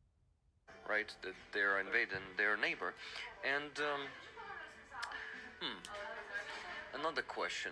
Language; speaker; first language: English; non-native, fluent; Ukrainian